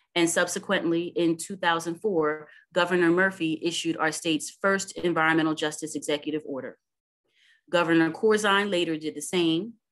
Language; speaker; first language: English; native; English